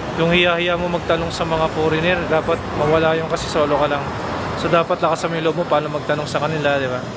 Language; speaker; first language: Filipino; native; Filipino